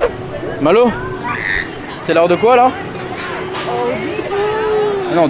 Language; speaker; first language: French; native; French